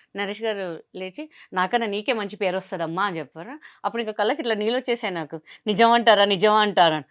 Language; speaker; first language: Telugu; non-native, local second language; Hindi